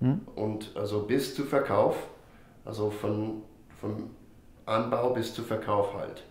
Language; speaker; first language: German; non-native, fluent; English